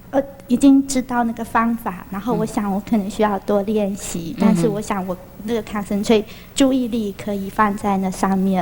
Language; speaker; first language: Chinese; early bilingual, heritage; Chinese